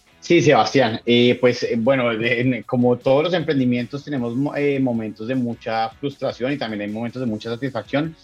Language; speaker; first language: Spanish; native; Spanish